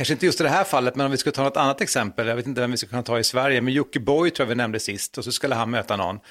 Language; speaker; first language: Swedish; native; Swedish